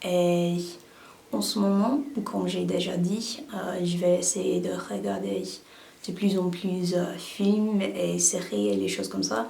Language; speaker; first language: French; non-native, learner; English